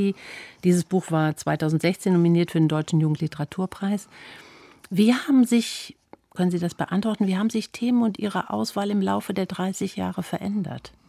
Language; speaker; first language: German; native; German